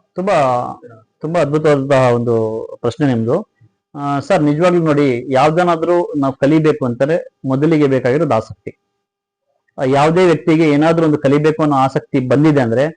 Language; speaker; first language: Kannada; non-native, local second language; Urdu